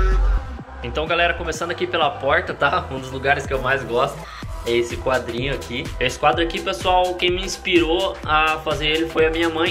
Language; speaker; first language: Portuguese; native; Portuguese